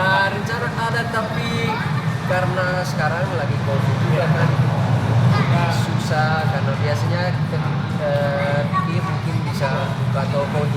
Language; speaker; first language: Indonesian; non-native, fluent; Dutch